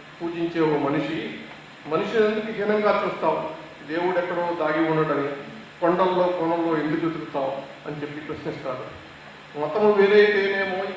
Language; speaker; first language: Telugu; native; Telugu